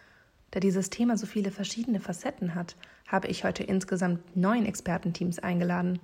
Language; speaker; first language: German; native; German